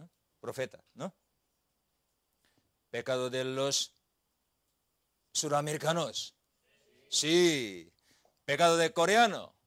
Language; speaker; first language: Spanish; non-native, learner; Korean